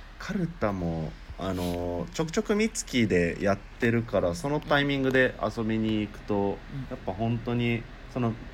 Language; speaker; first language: Japanese; native; Japanese